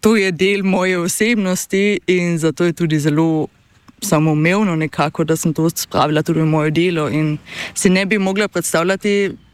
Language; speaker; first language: Slovenian; native; Slovenian